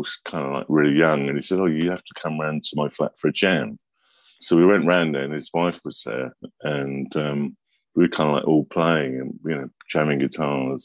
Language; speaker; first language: English; native; English